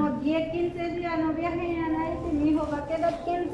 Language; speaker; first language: Spanish; non-native, learner; Haitian Creole